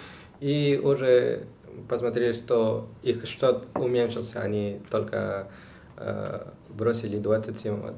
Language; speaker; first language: Russian; non-native, fluent; Spanish